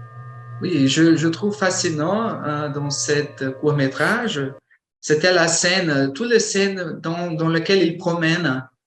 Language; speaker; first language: French; non-native, fluent; Portuguese